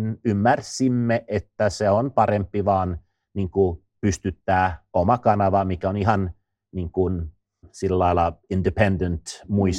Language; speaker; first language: Finnish; non-native, fluent; Swedish